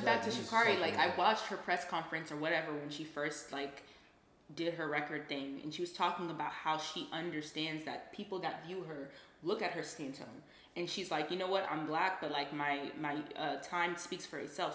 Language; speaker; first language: English; native; English